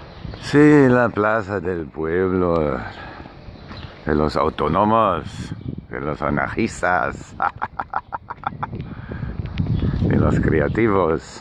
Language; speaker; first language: Spanish; non-native, learner; German